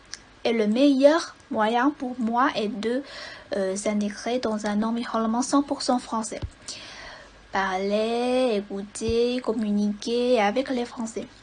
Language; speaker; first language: French; non-native, fluent; Chinese